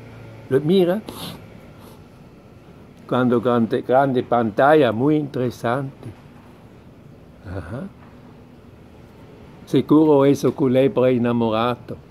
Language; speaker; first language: Spanish; non-native, learner; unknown